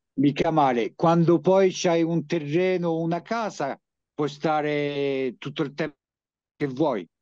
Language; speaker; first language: Italian; early bilingual, heritage; French